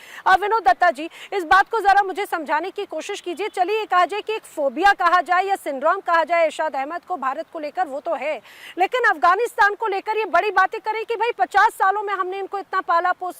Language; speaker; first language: Hindi; native; Hindi